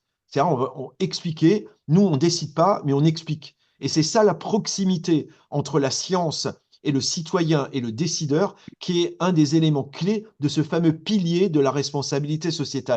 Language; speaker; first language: French; native; French